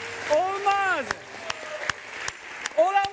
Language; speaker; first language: Turkish; non-native, fluent; Italian